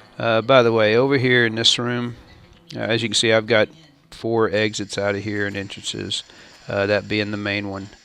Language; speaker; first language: English; native; English